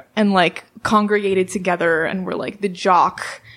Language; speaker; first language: English; early bilingual, other home language; Serbian